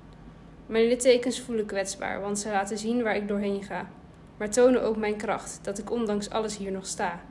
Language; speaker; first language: Dutch; native; Dutch